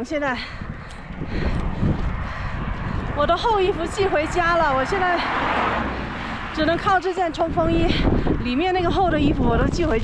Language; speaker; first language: Chinese; native; Chinese